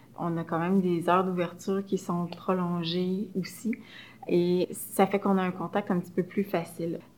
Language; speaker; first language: French; native; French